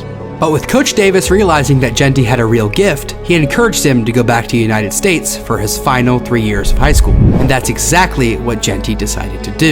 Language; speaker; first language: English; native; English